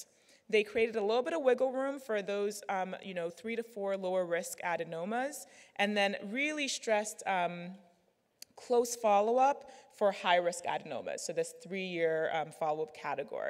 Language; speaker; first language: English; native; English